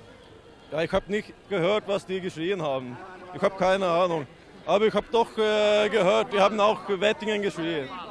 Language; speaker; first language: German; non-native, fluent; Swedish